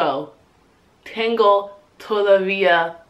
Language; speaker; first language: Spanish; non-native, learner; English